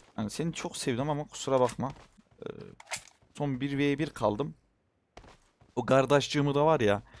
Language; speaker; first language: Turkish; native; Turkish